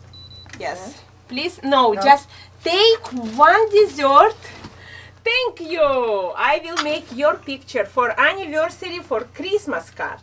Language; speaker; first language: English; non-native, learner; Russian